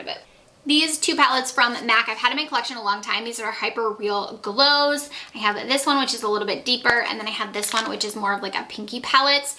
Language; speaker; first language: English; native; English